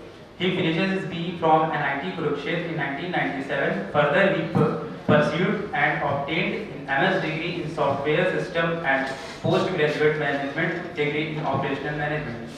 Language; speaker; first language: English; non-native, local second language; Hindi